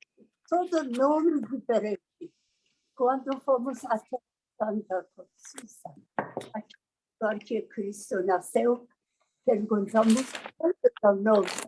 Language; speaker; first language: Portuguese; non-native, learner; Persian